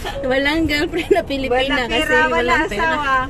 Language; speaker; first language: Filipino; native; Filipino